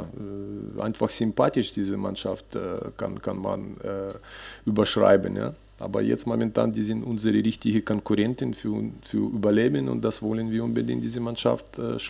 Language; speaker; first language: German; non-native, fluent; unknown